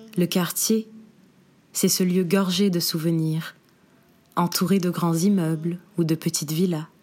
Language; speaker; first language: French; non-native, local second language; Arabic